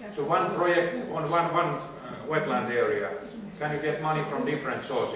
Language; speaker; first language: English; non-native, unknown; Finnish